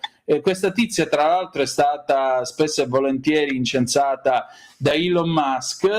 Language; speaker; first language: Italian; native; Italian